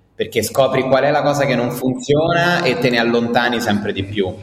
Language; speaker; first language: Italian; native; Italian